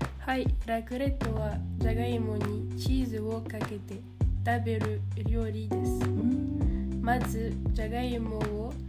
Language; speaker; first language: Japanese; non-native, learner; French